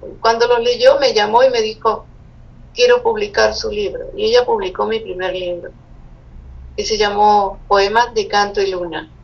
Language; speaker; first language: Spanish; native; Spanish